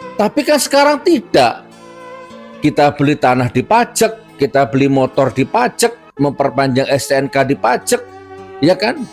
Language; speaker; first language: Indonesian; non-native, local second language; Madurese